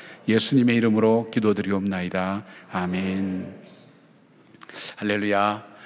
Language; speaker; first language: Korean; native; Korean